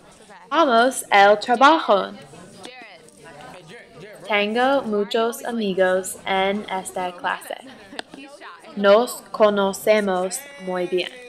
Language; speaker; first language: Spanish; non-native, learner; English